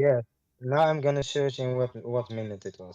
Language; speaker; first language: English; non-native, fluent; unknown